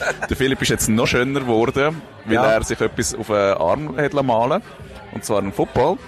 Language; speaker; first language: German; native; German